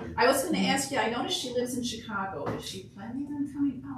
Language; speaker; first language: English; native; English